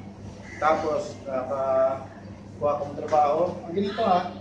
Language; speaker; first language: Filipino; non-native, local second language; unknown